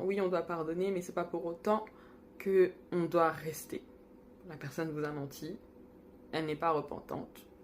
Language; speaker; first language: French; native; French